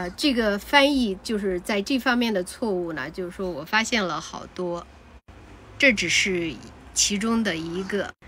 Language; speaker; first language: Chinese; native; Chinese